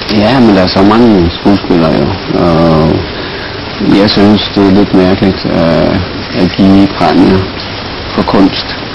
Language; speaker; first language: Danish; early bilingual, heritage; English